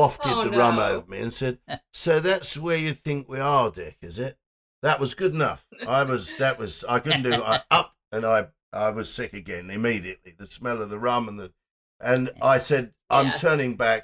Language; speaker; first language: English; native; English